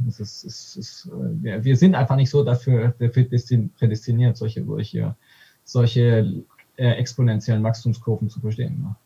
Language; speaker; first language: German; native; German